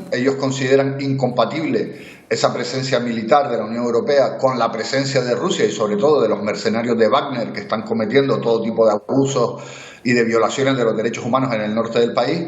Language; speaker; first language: Spanish; native; Spanish